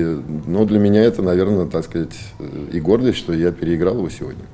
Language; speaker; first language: Russian; native; Russian